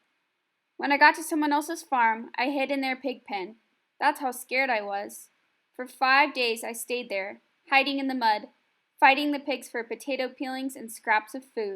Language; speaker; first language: English; native; English